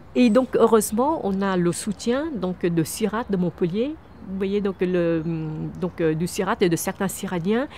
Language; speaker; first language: French; early bilingual, other home language; Vietnamese